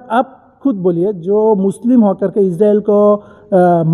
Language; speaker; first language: Hindi; non-native, learner; Bangla